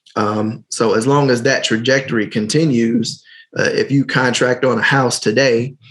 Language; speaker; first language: English; native; English